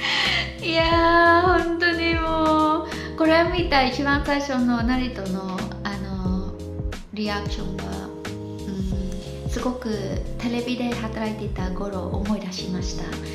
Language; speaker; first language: Japanese; non-native, fluent; Khmer